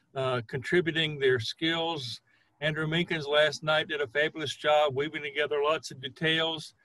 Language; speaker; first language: English; native; English